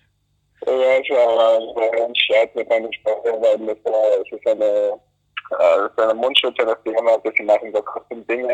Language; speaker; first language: German; non-native, fluent; English